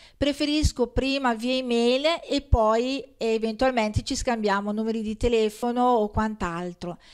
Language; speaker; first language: Italian; native; Italian